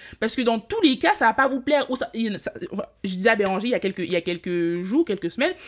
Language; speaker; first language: French; early bilingual, other home language; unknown